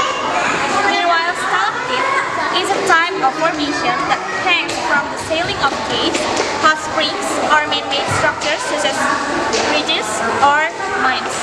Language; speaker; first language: English; non-native, learner; Indonesian